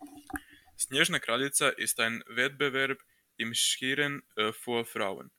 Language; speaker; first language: German; non-native, learner; Croatian